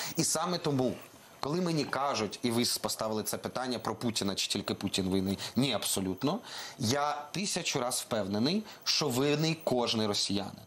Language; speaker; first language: Ukrainian; non-native, local second language; Russian